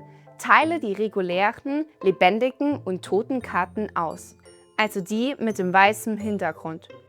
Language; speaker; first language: German; native; German